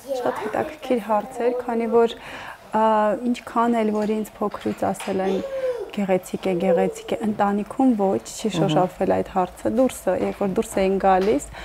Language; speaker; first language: Armenian; native; Armenian